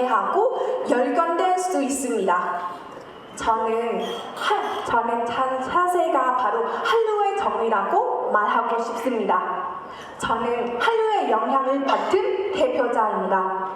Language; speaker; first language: Korean; non-native, fluent; Thai